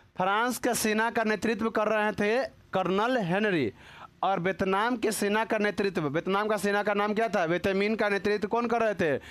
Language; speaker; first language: Hindi; native; Hindi